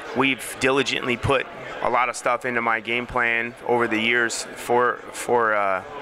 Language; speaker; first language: English; native; English